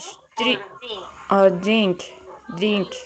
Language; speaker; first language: English; non-native, learner; Spanish